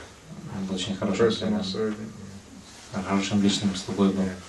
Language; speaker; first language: Russian; native; Russian